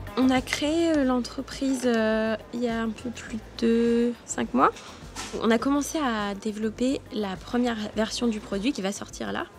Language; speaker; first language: French; native; French